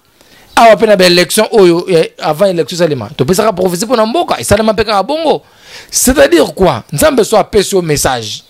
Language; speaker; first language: French; non-native, local second language; Lingala